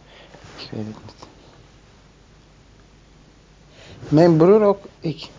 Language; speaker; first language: Dutch; non-native, learner; Turkish